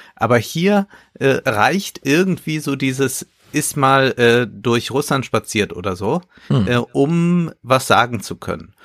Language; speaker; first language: German; native; German